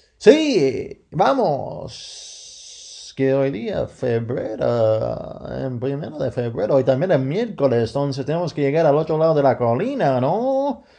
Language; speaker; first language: Spanish; non-native, fluent; English